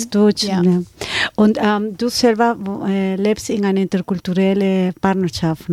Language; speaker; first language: German; non-native, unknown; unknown